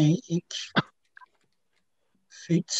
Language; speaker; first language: Dutch; non-native, learner; Turkish